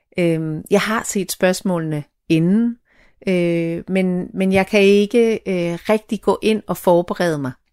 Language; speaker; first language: Danish; native; Danish